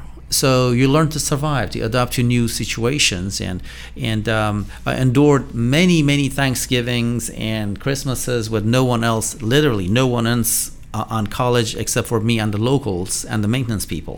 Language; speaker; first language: English; non-native, fluent; Persian